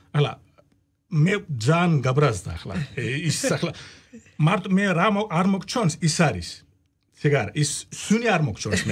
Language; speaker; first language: Georgian; non-native, learner; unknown